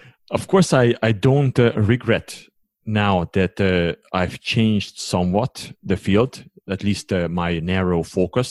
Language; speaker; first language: English; non-native, fluent; Hungarian